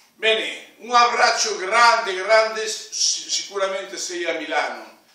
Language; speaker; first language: Italian; non-native, fluent; Spanish